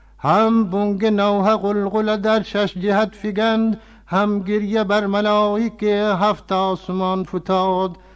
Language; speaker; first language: Persian; non-native, fluent; Urdu